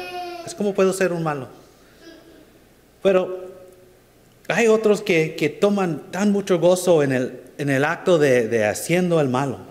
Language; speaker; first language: Spanish; non-native, fluent; English